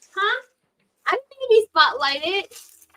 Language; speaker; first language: English; native; English